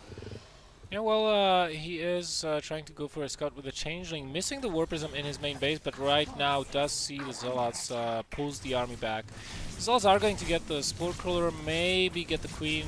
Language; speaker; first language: English; non-native, fluent; Dutch